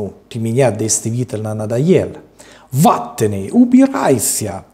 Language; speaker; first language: Russian; non-native, learner; Italian